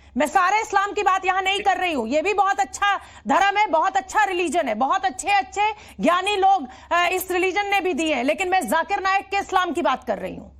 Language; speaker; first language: Hindi; native; Hindi